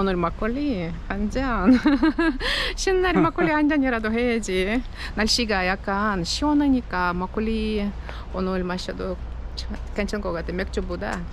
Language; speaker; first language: Korean; non-native, fluent; Ukrainian